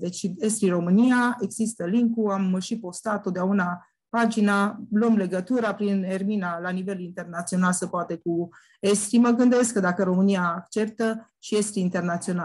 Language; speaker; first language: Romanian; native; Romanian